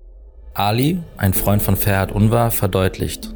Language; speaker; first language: German; native; German